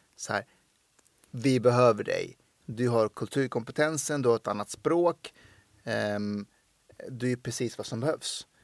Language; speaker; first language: Swedish; early bilingual, other home language; Persian